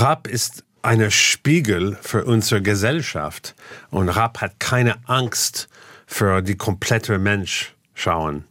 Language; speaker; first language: German; non-native, fluent; English